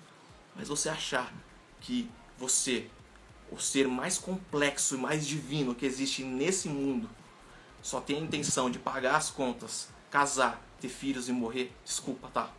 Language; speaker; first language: Portuguese; native; Portuguese